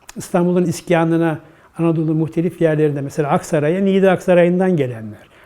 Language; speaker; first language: Turkish; native; Turkish